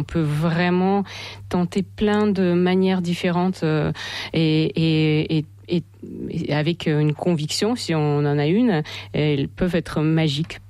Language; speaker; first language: French; non-native, fluent; Russian